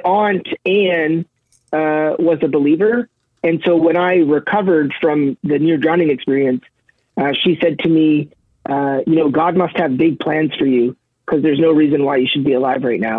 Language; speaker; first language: English; native; English